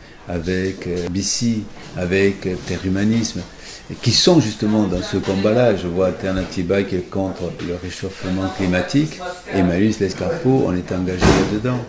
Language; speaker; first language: French; native; French